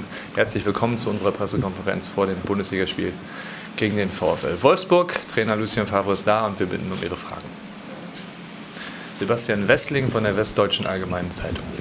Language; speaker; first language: German; native; German